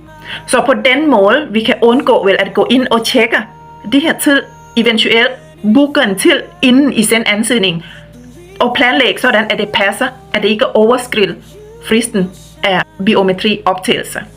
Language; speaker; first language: Danish; non-native, fluent; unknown